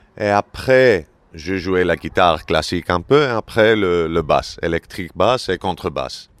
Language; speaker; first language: French; non-native, learner; Greek